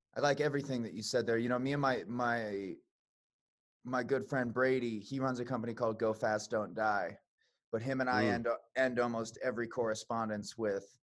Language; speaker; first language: English; native; English